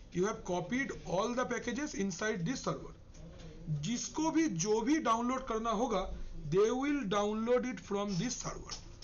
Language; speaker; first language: Hindi; non-native, local second language; Bangla